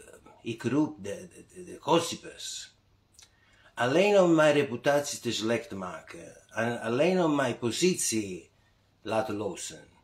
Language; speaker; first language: Dutch; non-native, learner; Italian